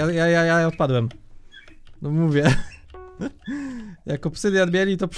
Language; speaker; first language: Polish; native; Polish